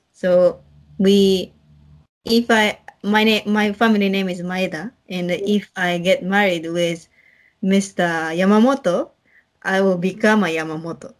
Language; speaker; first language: English; non-native, learner; Japanese